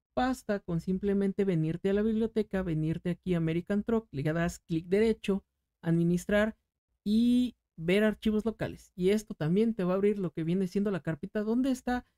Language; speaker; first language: Spanish; native; Spanish